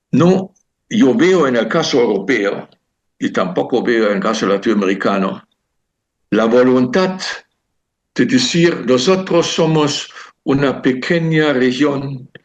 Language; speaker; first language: Spanish; non-native, fluent; German